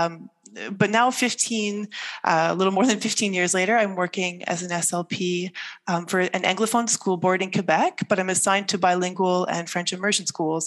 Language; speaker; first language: English; native; English